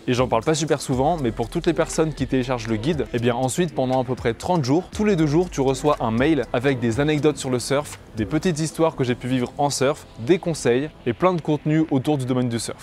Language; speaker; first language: French; native; French